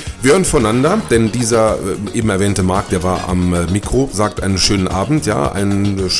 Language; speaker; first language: German; native; German